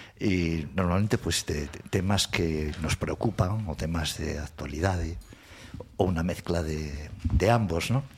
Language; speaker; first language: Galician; non-native, local second language; Spanish